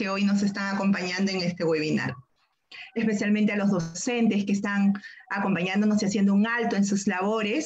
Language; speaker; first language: Spanish; native; Spanish